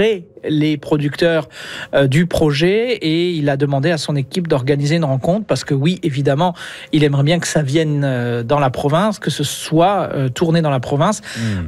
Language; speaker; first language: French; native; French